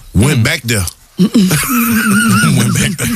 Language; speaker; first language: English; native; English